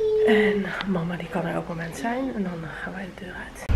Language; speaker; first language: Dutch; native; Dutch